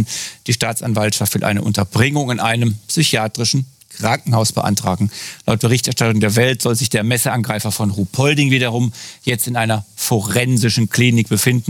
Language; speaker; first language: German; native; German